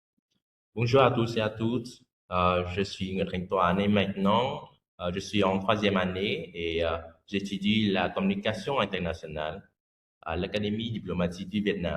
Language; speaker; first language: French; non-native, fluent; Vietnamese